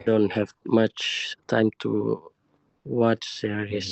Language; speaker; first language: English; non-native, learner; Indonesian